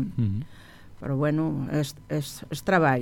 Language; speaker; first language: Catalan; non-native, local second language; Spanish